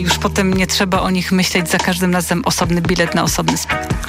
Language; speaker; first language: Polish; native; Polish